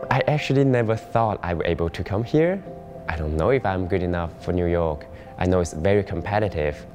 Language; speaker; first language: English; non-native, fluent; Chinese